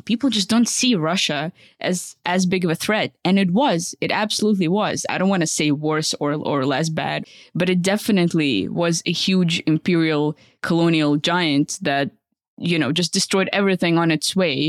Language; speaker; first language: English; early bilingual, other home language; Russian